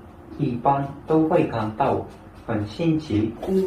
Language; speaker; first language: Chinese; non-native, learner; Korean